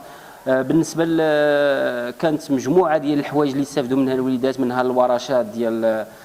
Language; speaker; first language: Arabic; native; Arabic